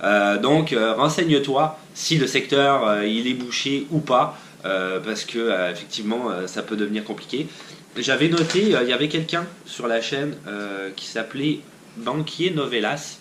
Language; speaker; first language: French; native; French